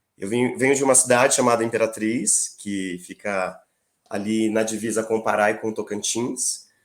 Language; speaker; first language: Portuguese; native; Portuguese